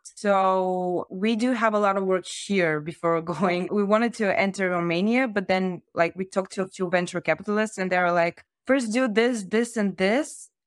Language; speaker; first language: English; non-native, fluent; Bulgarian